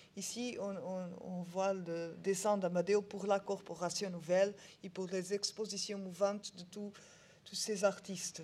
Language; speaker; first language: French; non-native, learner; Portuguese